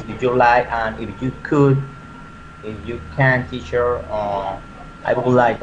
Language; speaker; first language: English; non-native, learner; Spanish